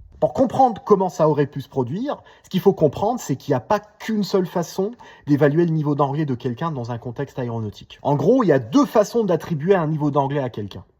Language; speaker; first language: French; non-native, fluent; English